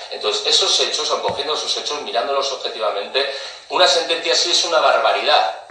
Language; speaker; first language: Spanish; native; Spanish